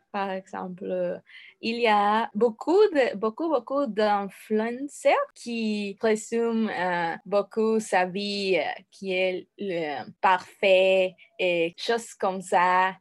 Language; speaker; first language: French; non-native, learner; Spanish